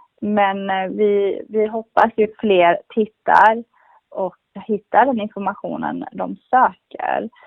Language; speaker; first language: Swedish; early bilingual, other home language; Kurdish